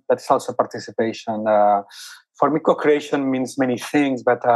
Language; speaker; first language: English; non-native, fluent; Spanish